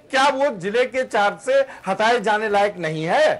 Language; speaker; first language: Hindi; native; Hindi